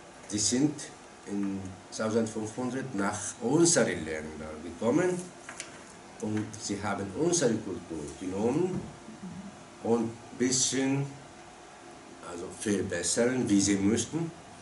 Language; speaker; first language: German; non-native, learner; Arabic